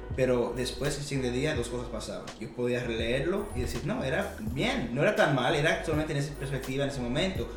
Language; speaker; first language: Spanish; early bilingual, heritage; Spanish